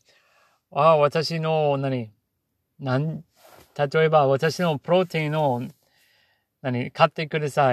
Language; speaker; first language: Japanese; non-native, learner; English